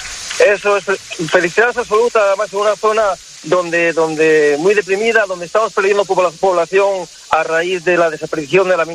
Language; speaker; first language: Spanish; native; Spanish